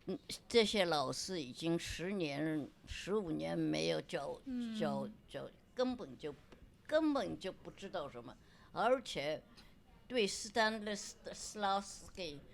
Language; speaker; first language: Chinese; non-native, local second language; Wu Chinese